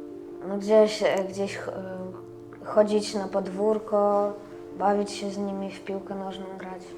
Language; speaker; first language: Polish; early bilingual, other home language; Russian